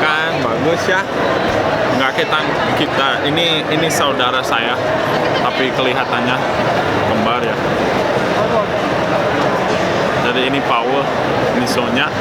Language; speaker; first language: Indonesian; non-native, local second language; English